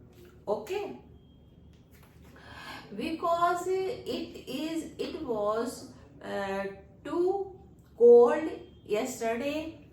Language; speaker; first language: English; non-native, learner; Hindi